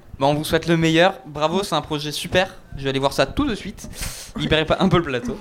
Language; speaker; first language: French; native; French